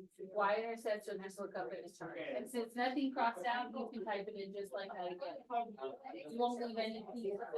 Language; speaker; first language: English; native; English